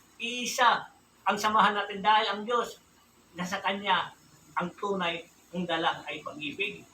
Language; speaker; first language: Filipino; non-native, local second language; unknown